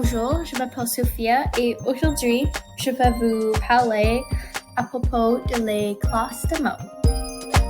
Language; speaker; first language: French; non-native, learner; English